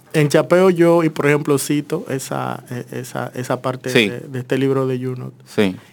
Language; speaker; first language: Spanish; native; Spanish